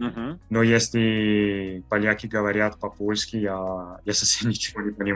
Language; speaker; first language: Russian; non-native, fluent; Italian